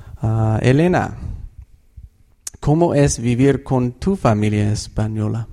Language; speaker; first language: Spanish; non-native, fluent; English